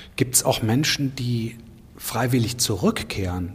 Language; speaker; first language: German; native; German